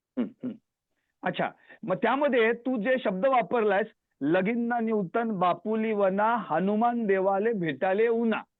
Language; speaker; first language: Marathi; native; Marathi